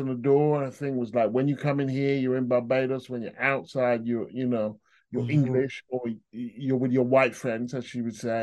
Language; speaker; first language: English; native; English